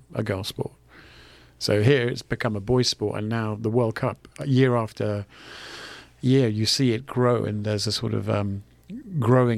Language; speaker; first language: English; non-native, local second language; French